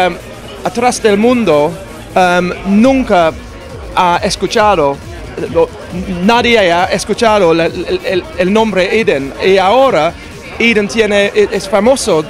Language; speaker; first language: Spanish; non-native, learner; English